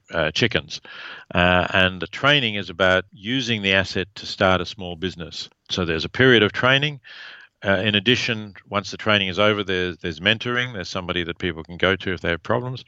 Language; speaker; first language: English; native; English